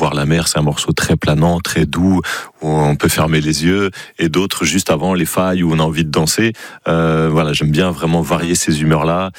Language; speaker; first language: French; native; French